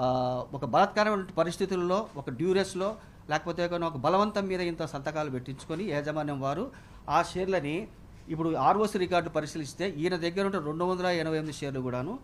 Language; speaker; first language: Telugu; native; Telugu